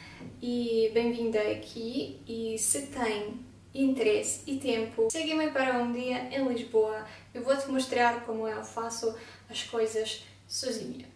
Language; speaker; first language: Portuguese; non-native, learner; Ukrainian